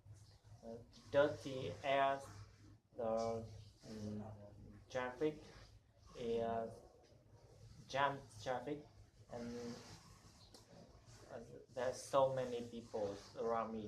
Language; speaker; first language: English; non-native, learner; Vietnamese